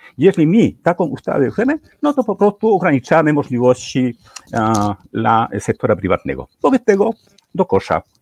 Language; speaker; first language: Polish; non-native, fluent; Spanish